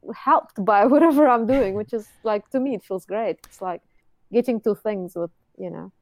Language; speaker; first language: English; non-native, fluent; Russian